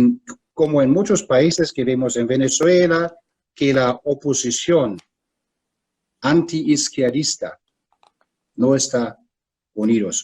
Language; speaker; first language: Spanish; non-native, fluent; German